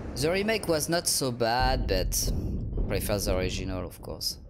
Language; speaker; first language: English; non-native, learner; French